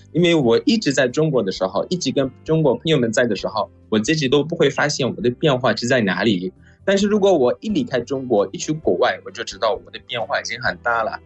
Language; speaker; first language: Chinese; non-native, fluent; Persian